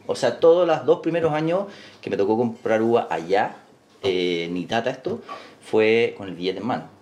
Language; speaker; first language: Spanish; native; Spanish